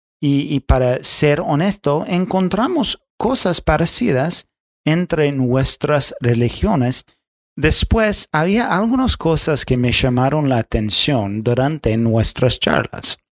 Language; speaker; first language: Spanish; non-native, fluent; English